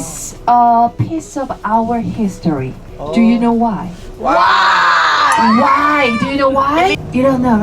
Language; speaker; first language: English; non-native, learner; Korean